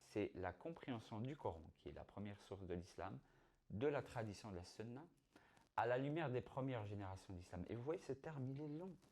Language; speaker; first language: French; native; French